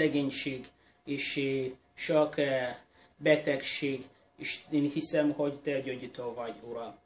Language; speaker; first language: Hungarian; non-native, learner; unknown